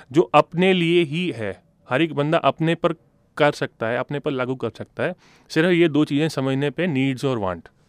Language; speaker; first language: Hindi; non-native, local second language; Punjabi